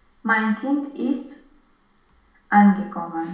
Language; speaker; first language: German; non-native, learner; Romanian